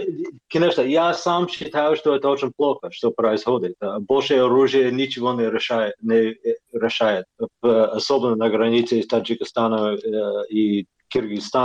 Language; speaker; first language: Russian; non-native, fluent; English